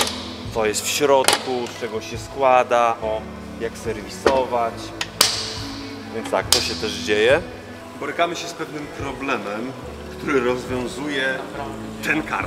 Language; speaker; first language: Polish; native; Polish